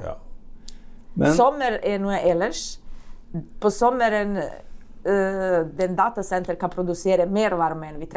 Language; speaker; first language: Norwegian; non-native, fluent; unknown